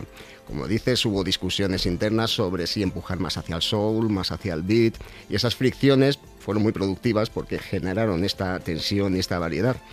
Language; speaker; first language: Spanish; native; Spanish